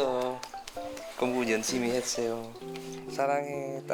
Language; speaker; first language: Korean; non-native, learner; Vietnamese